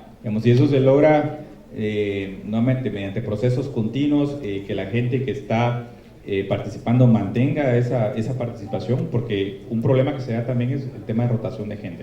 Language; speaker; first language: Spanish; native; Spanish